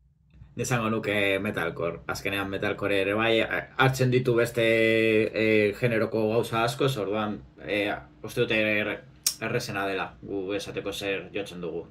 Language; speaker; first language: Basque; non-native, local second language; Spanish